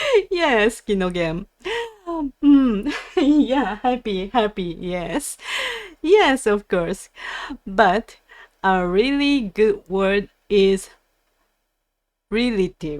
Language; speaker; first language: English; non-native, learner; Japanese